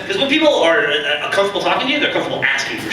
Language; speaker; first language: English; native; English